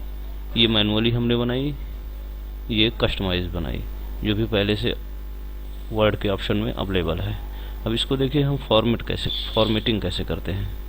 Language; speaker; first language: Hindi; native; Hindi